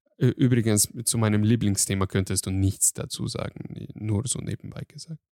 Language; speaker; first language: German; non-native, fluent; Hungarian